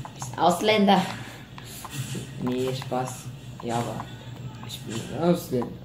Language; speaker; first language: German; non-native, learner; Vietnamese